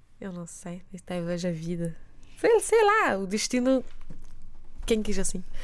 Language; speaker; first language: Portuguese; non-native, local second language; Kabuverdianu